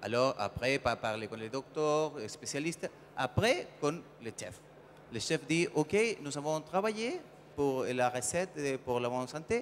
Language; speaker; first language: French; non-native, learner; Spanish